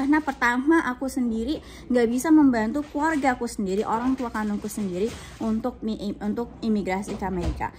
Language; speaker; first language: Indonesian; early bilingual, heritage; Indonesian